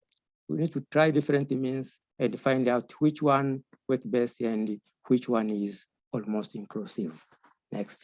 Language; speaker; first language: English; non-native, local second language; Swahili